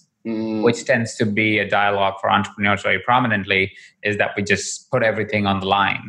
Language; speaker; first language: English; non-native, local second language; Hindi